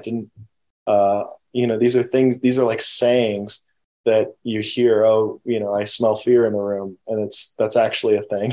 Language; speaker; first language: English; native; English